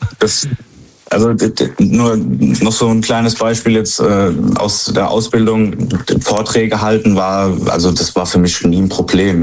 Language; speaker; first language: German; native; German